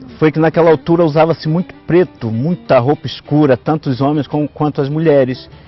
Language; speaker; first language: Portuguese; native; Portuguese